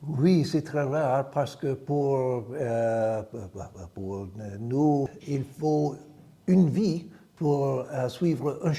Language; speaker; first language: French; non-native, fluent; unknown